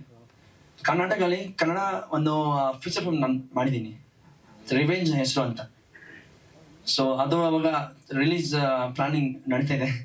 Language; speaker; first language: Kannada; non-native, learner; Hindi